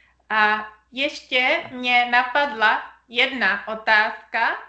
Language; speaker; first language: Czech; native; Czech